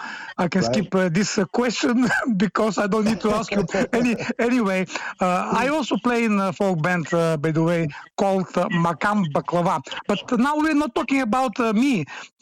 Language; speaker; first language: English; non-native, fluent; Bulgarian